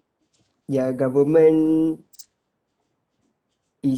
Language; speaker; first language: English; non-native, learner; Malay